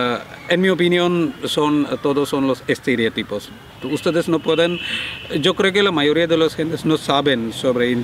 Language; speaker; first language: Spanish; non-native, learner; Malayalam